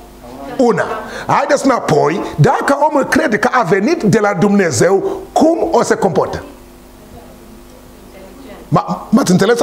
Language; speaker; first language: Romanian; non-native, learner; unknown